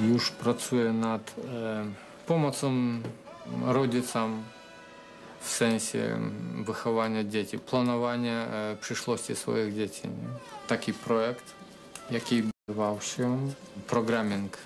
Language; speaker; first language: Polish; non-native, learner; Russian